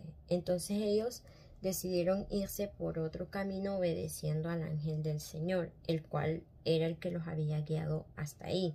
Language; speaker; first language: Spanish; native; Spanish